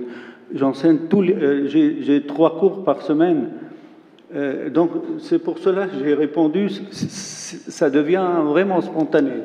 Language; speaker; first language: French; non-native, local second language; Arabic